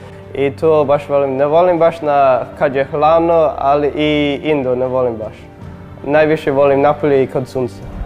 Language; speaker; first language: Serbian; early bilingual, heritage; English